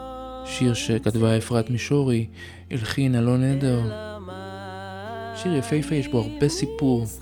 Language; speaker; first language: Hebrew; native; Hebrew